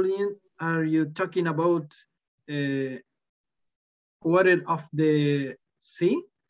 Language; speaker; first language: English; non-native, learner; Spanish